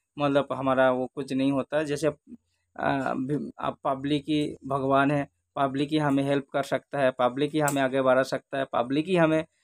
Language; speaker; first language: Hindi; non-native, local second language; Bangla